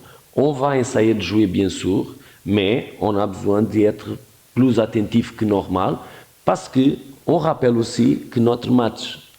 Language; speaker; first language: French; non-native, fluent; Portuguese